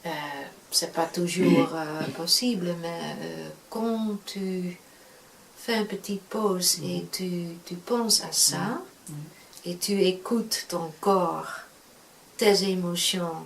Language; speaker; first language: French; non-native, fluent; Dutch